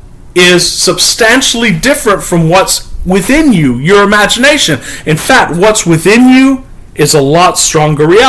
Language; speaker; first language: English; native; English